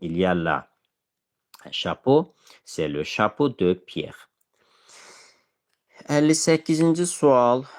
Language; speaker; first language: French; non-native, fluent; Azerbaijani